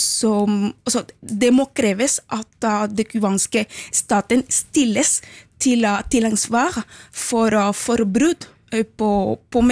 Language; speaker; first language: Norwegian; non-native, fluent; Spanish